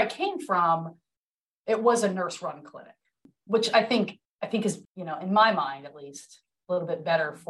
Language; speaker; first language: English; native; English